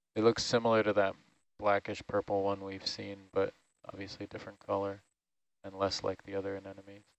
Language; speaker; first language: English; native; English